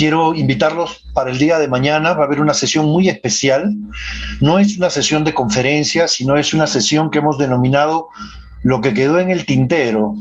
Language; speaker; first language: Spanish; native; Spanish